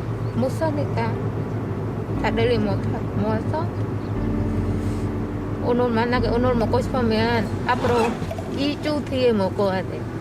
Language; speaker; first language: Korean; non-native, learner; Khmer